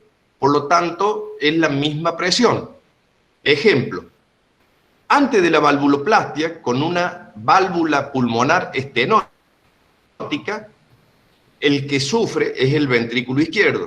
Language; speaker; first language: Spanish; native; Spanish